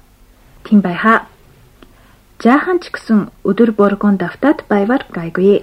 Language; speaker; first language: Mongolian; non-native, fluent; Japanese